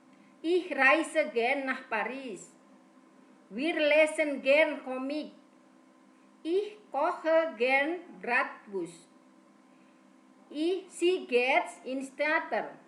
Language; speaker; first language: German; non-native, fluent; Indonesian